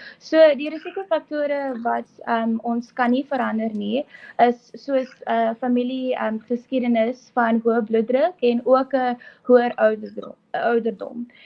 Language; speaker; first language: Afrikaans; non-native, local second language; English